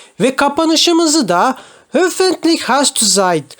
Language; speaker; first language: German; non-native, fluent; Turkish